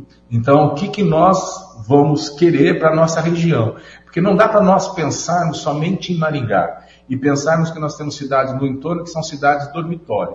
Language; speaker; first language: Portuguese; native; Portuguese